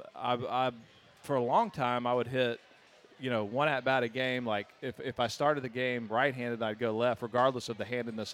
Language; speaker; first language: English; native; English